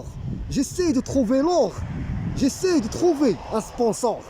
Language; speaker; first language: French; non-native, local second language; Arabic